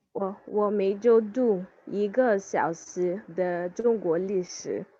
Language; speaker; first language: Chinese; non-native, learner; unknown